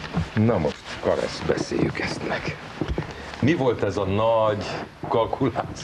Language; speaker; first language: Hungarian; native; Hungarian